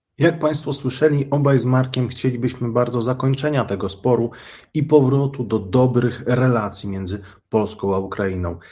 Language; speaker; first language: Polish; native; Polish